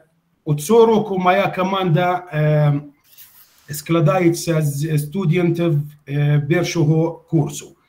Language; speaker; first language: Ukrainian; non-native, fluent; Arabic